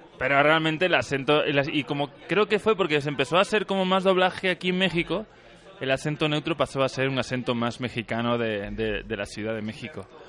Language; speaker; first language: Spanish; native; Spanish